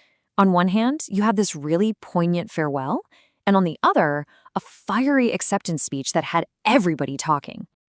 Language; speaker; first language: English; native; English